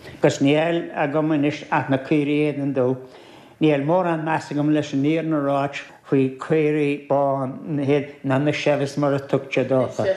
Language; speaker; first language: Irish; native; Irish